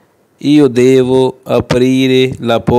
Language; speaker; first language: Italian; non-native, fluent; Punjabi